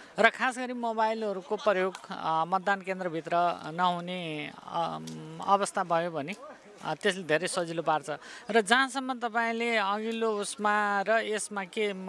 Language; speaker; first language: Nepali; native; Nepali